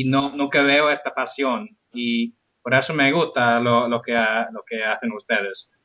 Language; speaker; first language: Spanish; non-native, fluent; English